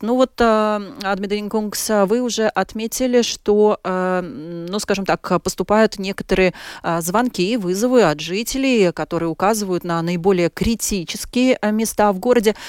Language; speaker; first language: Russian; native; Russian